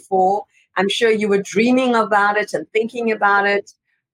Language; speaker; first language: English; native; English